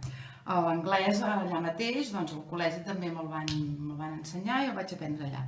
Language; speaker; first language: Catalan; non-native, fluent; German